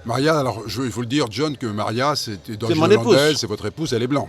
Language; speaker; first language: French; native; French